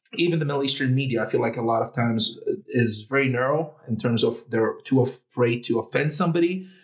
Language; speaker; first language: English; early bilingual, heritage; Arabic